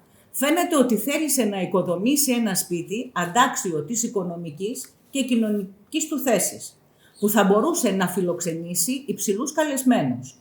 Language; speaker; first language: Greek; native; Greek